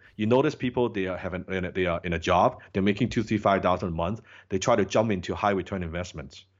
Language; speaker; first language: English; non-native, local second language; Cantonese